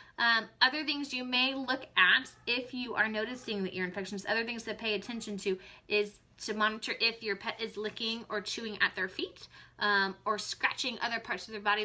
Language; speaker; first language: English; native; English